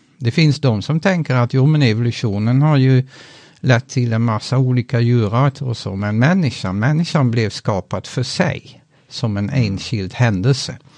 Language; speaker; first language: Swedish; non-native, fluent; Dutch